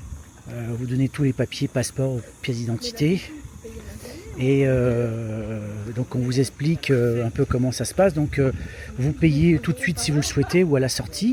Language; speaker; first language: French; native; French